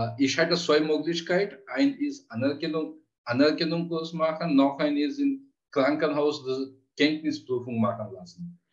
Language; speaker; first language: German; non-native, learner; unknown